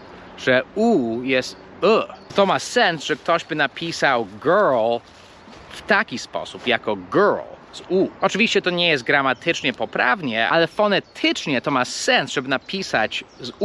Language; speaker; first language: Polish; non-native, fluent; English